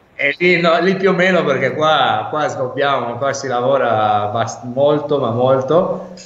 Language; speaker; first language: Italian; native; Italian